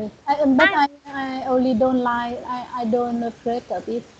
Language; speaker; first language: English; non-native, learner; Vietnamese